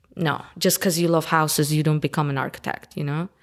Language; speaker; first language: English; early bilingual, other home language; Armenian